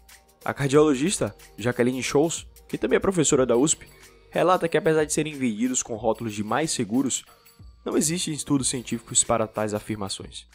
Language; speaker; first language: Portuguese; native; Portuguese